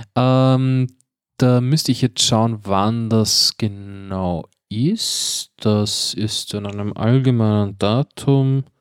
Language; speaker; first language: German; native; German